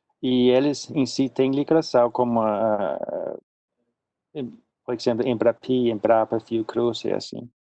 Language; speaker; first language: Portuguese; non-native, fluent; Swedish